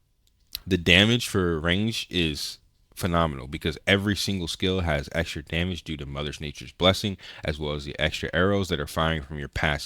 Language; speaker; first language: English; native; English